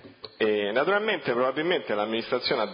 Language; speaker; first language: Italian; native; Italian